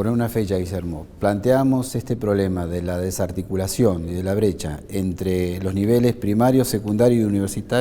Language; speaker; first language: Spanish; native; Spanish